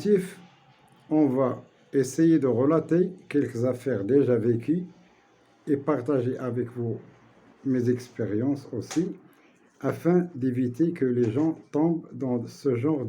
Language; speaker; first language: French; non-native, local second language; Arabic